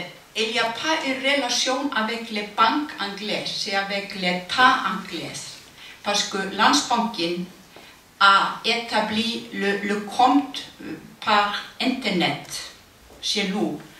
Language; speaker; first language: French; non-native, learner; Icelandic